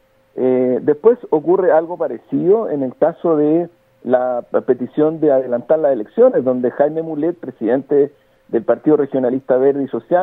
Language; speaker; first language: Spanish; native; Spanish